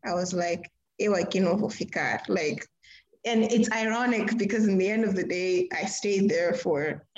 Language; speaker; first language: English; non-native, fluent; Portuguese